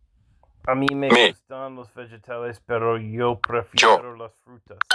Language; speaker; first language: Spanish; non-native, learner; English